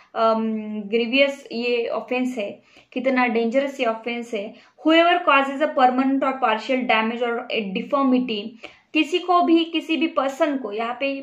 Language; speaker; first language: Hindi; non-native, local second language; Marathi